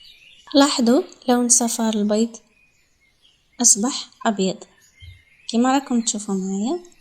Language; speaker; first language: Arabic; native; Arabic